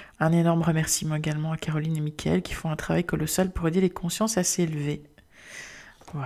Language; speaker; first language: French; native; French